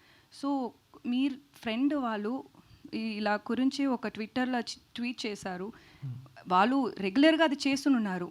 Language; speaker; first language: Telugu; non-native, learner; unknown